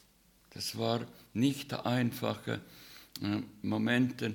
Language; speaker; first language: German; non-native, fluent; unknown